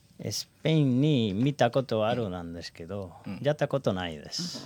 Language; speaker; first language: Japanese; non-native, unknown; Spanish